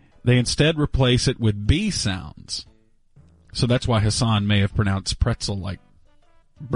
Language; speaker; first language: English; native; English